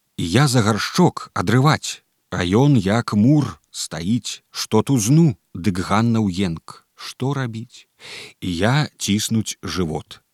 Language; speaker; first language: Belarusian; native; Belarusian